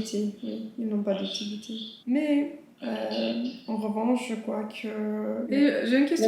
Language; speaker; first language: French; non-native, fluent; English